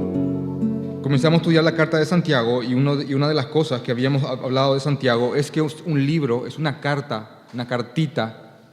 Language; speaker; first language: Spanish; native; Spanish